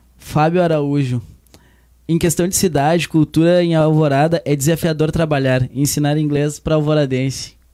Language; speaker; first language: Portuguese; native; Portuguese